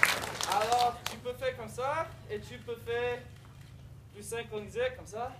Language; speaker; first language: French; non-native, learner; English